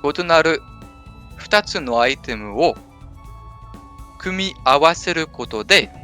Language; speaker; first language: Japanese; non-native, fluent; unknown